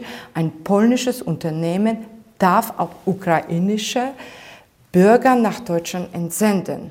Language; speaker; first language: German; non-native, fluent; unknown